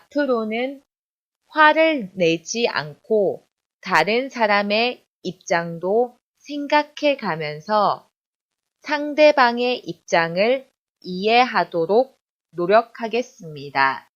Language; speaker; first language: Korean; non-native, fluent; Chinese